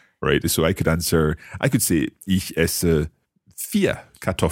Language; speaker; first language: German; non-native, learner; English